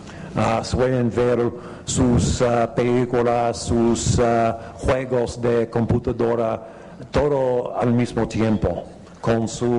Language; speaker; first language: Spanish; non-native, fluent; English